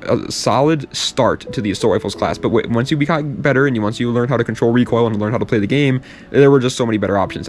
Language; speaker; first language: English; native; English